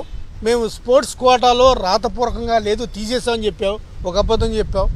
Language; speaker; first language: Telugu; native; Telugu